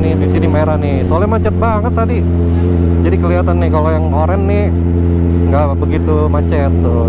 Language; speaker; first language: Indonesian; native; Indonesian